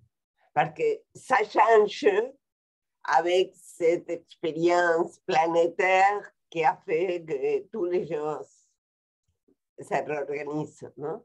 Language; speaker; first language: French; non-native, fluent; Spanish